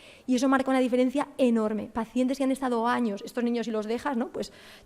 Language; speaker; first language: Spanish; native; Spanish